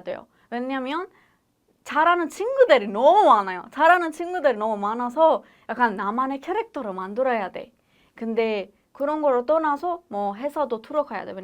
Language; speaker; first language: Korean; non-native, fluent; Persian